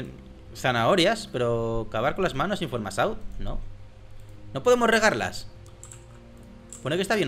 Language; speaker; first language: Spanish; native; Spanish